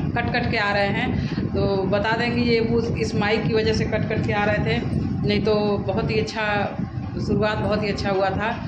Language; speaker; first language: Hindi; native; Hindi